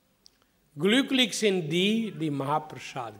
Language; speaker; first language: German; non-native, fluent; Hindi